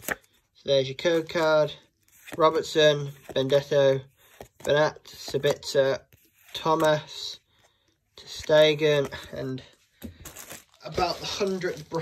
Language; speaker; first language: English; native; English